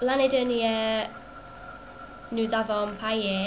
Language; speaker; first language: French; non-native, learner; English